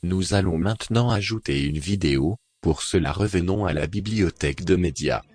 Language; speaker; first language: French; native; French